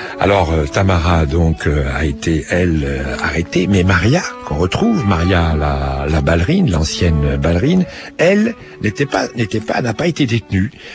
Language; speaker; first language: French; native; French